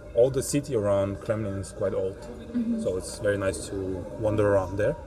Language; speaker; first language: English; non-native, fluent; Russian